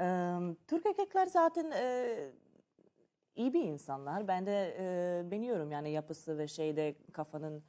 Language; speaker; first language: Turkish; non-native, learner; Serbian